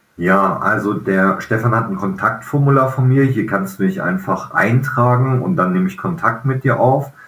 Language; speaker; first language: German; native; German